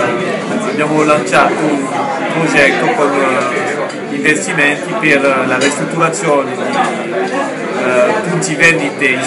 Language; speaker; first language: Italian; non-native, fluent; French